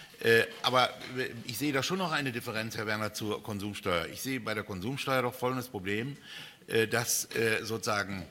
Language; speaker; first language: German; native; German